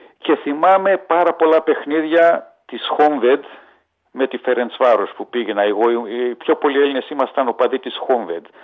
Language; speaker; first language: Greek; early bilingual, heritage; Greek